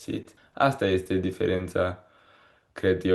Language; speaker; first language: Romanian; early bilingual, heritage; Romanian